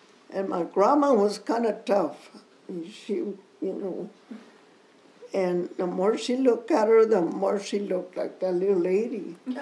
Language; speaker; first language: English; early bilingual, other home language; Spanish